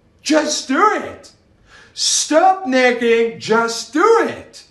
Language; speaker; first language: English; non-native, fluent; Persian